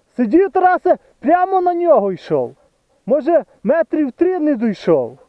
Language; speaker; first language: Ukrainian; native; Ukrainian